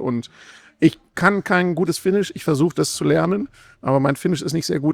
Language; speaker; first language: German; native; German